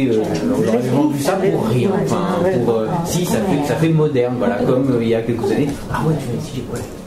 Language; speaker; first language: French; native; French